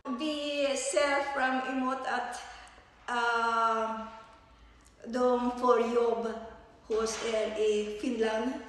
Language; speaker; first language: Swedish; non-native, learner; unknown